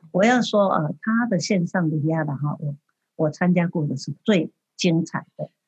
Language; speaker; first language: Chinese; native; Chinese